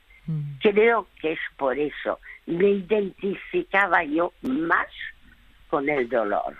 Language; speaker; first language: Spanish; early bilingual, other home language; French